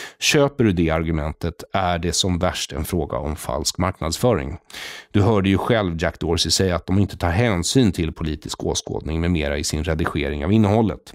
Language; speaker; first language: Swedish; native; Swedish